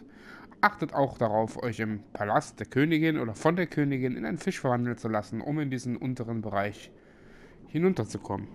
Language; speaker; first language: German; native; German